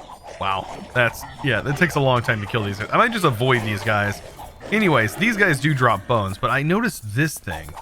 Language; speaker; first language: English; native; English